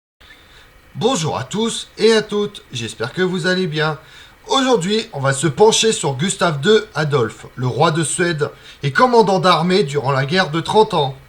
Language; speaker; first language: French; native; French